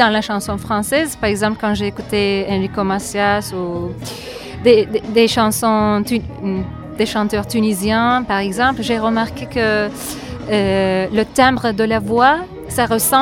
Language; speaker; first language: French; non-native, fluent; Turkish